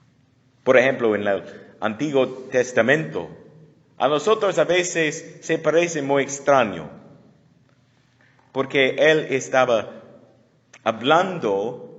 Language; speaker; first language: Spanish; non-native, learner; English